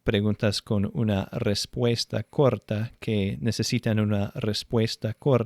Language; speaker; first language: Spanish; non-native, fluent; English